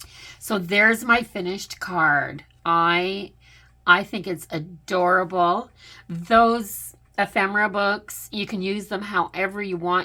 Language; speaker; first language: English; native; English